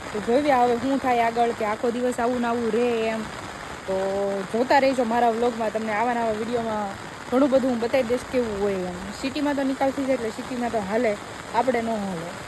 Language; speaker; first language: Gujarati; native; Gujarati